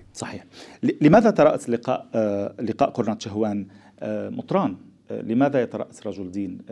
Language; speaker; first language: Arabic; native; Arabic